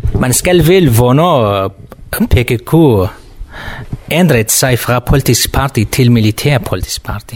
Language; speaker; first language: Danish; non-native, learner; Kurdish